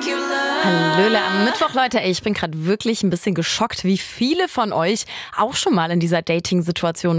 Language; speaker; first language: German; native; German